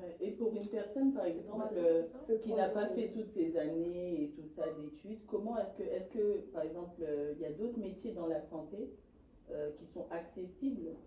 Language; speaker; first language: French; native; French